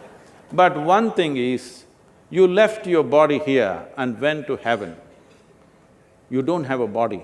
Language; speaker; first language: English; non-native, local second language; Kannada